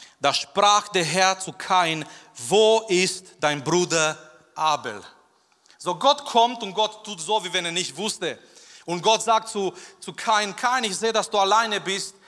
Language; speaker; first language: German; non-native, fluent; Romanian